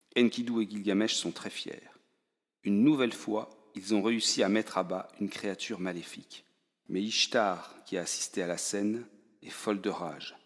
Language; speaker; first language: French; native; French